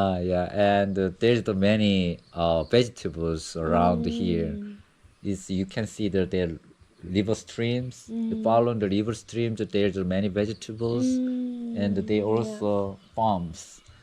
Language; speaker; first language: English; non-native, learner; Korean